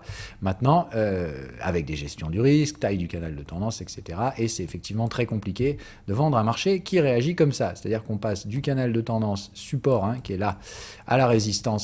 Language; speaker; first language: French; native; French